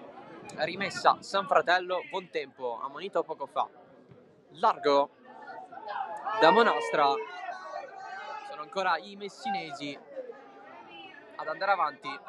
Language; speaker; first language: Italian; native; Italian